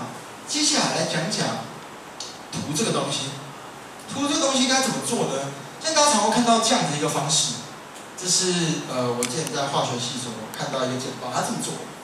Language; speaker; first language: Chinese; native; Chinese